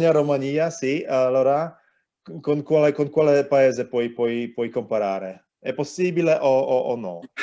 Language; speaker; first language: Italian; non-native, learner; Polish